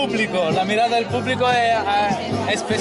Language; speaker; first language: Spanish; non-native, learner; Italian